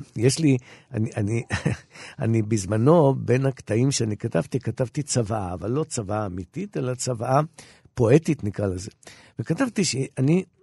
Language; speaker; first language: Hebrew; native; Hebrew